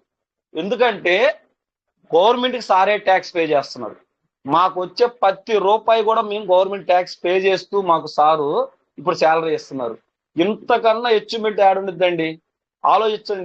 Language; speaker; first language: Telugu; native; Telugu